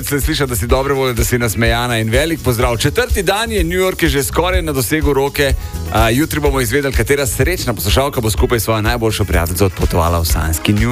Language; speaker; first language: Slovenian; native; Slovenian